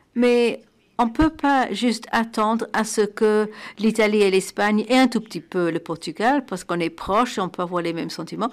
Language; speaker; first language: French; non-native, fluent; Portuguese